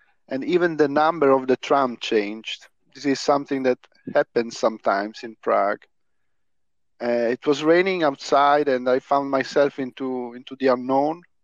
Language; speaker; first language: English; non-native, fluent; Italian